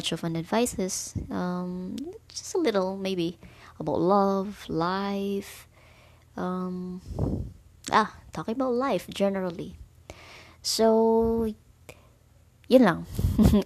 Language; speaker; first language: English; non-native, local second language; Cebuano